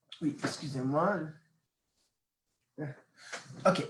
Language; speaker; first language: French; non-native, fluent; English